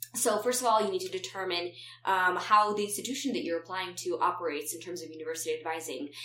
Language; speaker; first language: English; non-native, fluent; Romanian